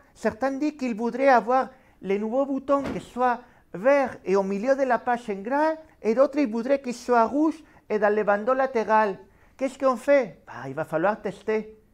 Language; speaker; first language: French; non-native, fluent; Spanish